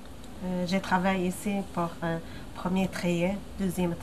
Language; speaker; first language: French; non-native, learner; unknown